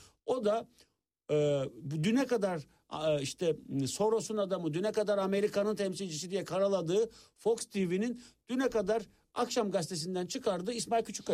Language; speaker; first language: Turkish; native; Turkish